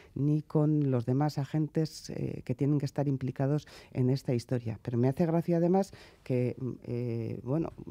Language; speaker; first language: Spanish; native; Spanish